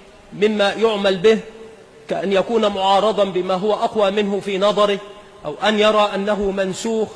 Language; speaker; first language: Arabic; native; Arabic